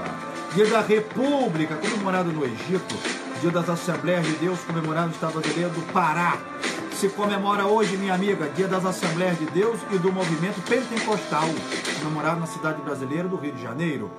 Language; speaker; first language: Portuguese; native; Portuguese